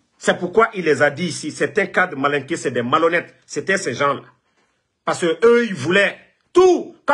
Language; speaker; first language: French; non-native, local second language; Mandingo